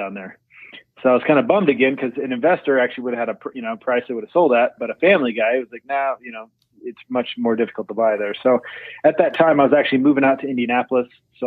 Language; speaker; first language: English; native; English